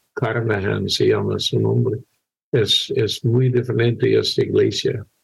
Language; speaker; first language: Spanish; non-native, fluent; English